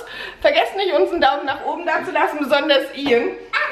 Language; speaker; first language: German; native; German